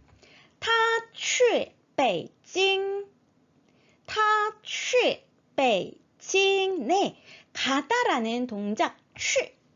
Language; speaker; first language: Chinese; non-native, fluent; Korean